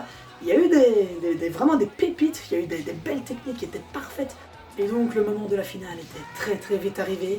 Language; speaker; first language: French; native; French